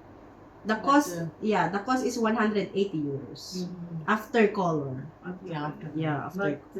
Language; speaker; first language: English; non-native, local second language; Filipino